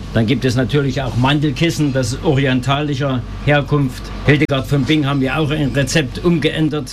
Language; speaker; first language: German; native; German